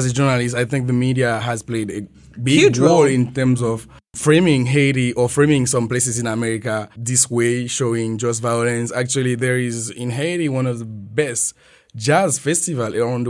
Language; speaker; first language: English; non-native, fluent; French